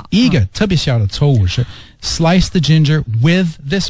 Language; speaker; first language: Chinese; non-native, fluent; English